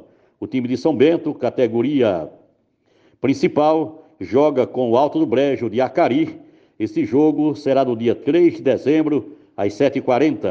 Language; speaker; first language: Portuguese; native; Portuguese